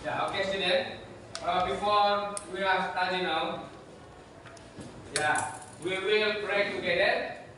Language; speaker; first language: English; non-native, learner; Indonesian